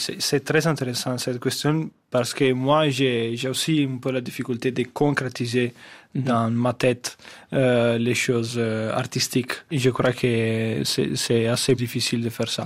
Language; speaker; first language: French; non-native, fluent; Italian